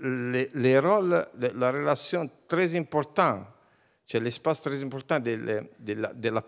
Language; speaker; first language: French; non-native, learner; Italian